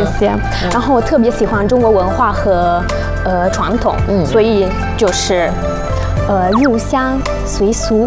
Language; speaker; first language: Chinese; non-native, fluent; Italian